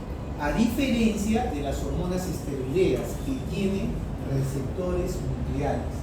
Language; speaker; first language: Spanish; native; Spanish